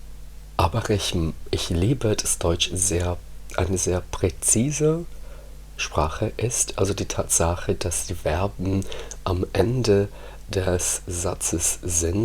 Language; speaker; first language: German; non-native, fluent; Italian